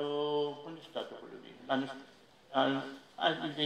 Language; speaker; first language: Italian; non-native, fluent; Catalan